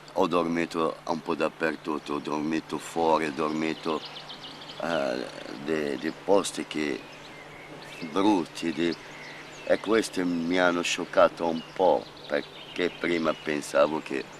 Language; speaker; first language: Italian; non-native, fluent; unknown